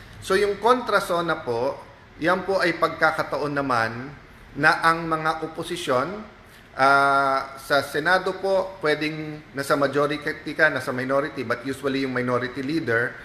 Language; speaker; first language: Filipino; native; Filipino